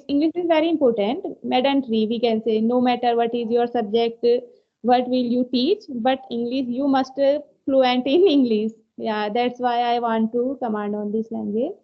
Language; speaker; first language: English; non-native, learner; Hindi